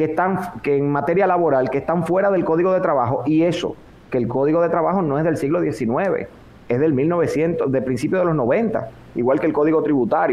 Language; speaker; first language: Spanish; native; Spanish